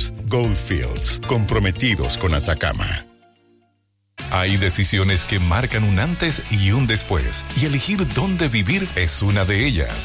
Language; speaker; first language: Spanish; native; Spanish